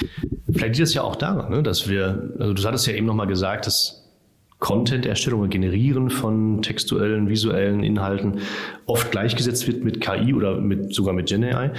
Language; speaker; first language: German; native; German